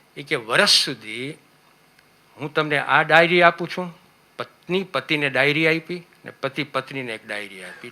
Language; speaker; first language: Gujarati; early bilingual, heritage; Gujarati